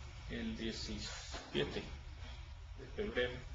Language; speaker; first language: Spanish; early bilingual, heritage; Spanish